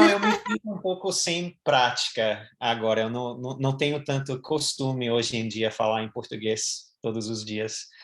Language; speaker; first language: Portuguese; non-native, fluent; English